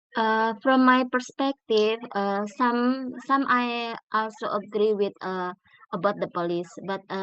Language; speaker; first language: English; non-native, learner; Indonesian